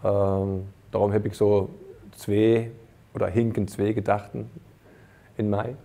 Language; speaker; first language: Dutch; non-native, fluent; German